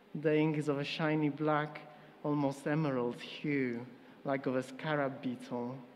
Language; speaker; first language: English; non-native, fluent; Polish